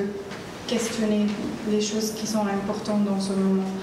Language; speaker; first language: French; non-native, learner; Arabic